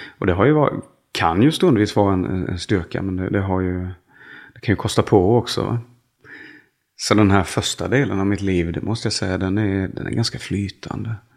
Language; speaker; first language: Swedish; native; Swedish